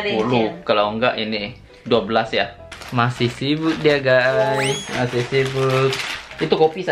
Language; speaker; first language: Indonesian; native; Indonesian